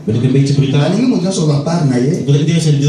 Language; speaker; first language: Dutch; non-native, learner; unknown